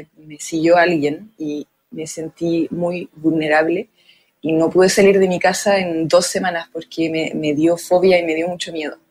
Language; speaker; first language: Spanish; early bilingual, other home language; French